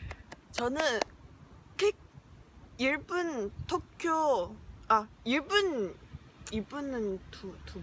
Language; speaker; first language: Korean; non-native, learner; Chinese